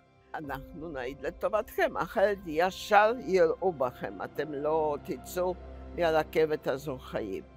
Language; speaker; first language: Hebrew; non-native, fluent; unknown